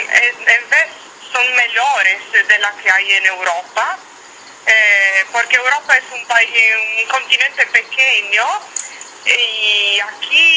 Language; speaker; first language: Spanish; non-native, learner; Italian